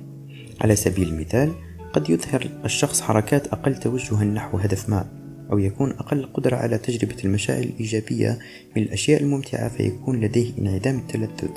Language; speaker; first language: Arabic; native; Arabic